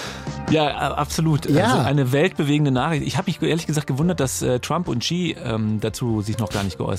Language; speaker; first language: German; native; German